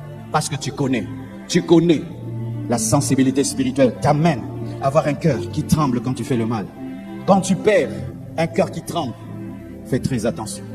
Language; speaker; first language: French; non-native, local second language; Lingala